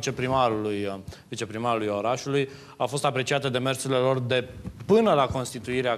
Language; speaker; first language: Romanian; native; Romanian